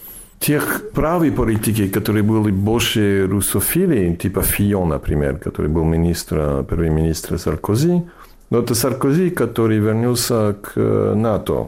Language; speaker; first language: Russian; non-native, fluent; English